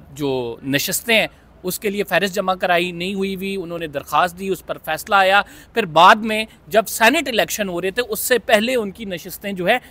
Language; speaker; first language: Urdu; native; Urdu